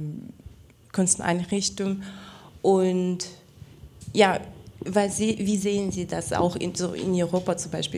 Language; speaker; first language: German; non-native, fluent; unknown